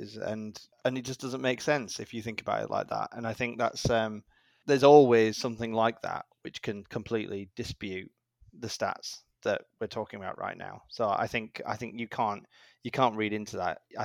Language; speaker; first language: English; native; English